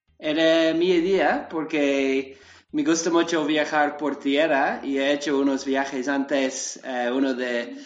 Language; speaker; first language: Spanish; non-native, learner; English